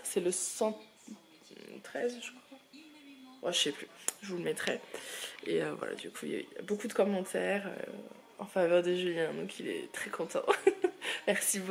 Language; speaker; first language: French; native; French